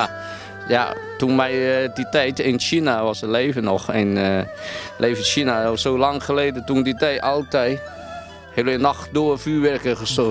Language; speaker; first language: Dutch; non-native, learner; Cantonese